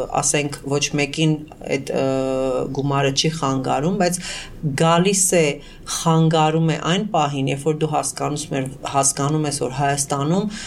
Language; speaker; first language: Armenian; early bilingual, heritage; Armenian